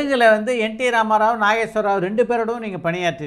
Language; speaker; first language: Tamil; native; Tamil